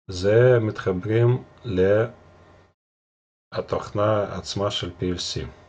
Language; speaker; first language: Hebrew; non-native, fluent; Russian